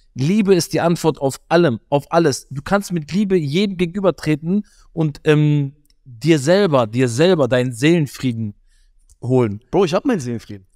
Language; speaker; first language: German; native; German